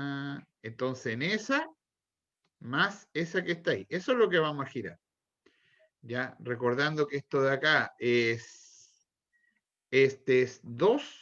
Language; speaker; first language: Spanish; native; Spanish